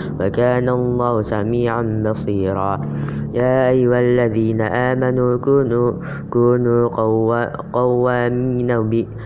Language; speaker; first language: Arabic; non-native, learner; Indonesian